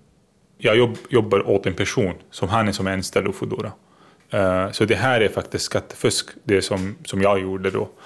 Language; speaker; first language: Swedish; non-native, fluent; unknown